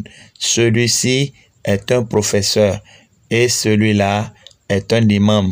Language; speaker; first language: French; non-native, local second language; Fon